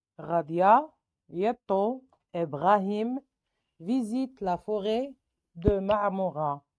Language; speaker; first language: French; non-native, local second language; Arabic